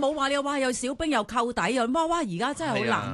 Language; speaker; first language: Cantonese; native; Cantonese